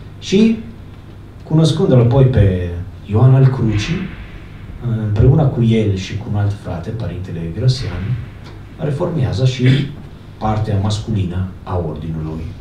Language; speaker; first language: Romanian; non-native, fluent; Italian